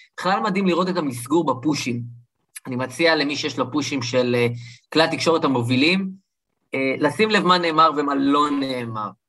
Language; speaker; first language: Hebrew; early bilingual, other home language; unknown